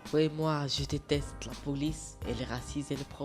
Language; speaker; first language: French; non-native, learner; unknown